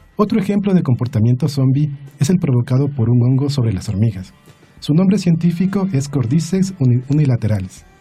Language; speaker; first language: Spanish; native; Spanish